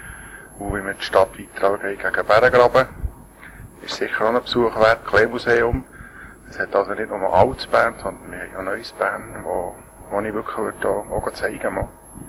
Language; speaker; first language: German; native; German